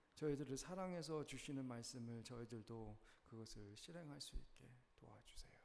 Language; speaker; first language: Korean; early bilingual, heritage; Korean